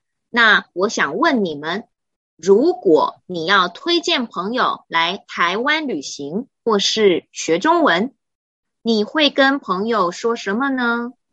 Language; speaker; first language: Chinese; native; Chinese